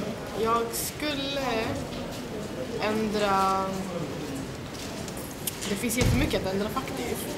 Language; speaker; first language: Swedish; early bilingual, other home language; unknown